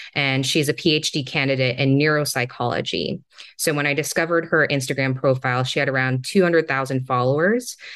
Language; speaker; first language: English; native; English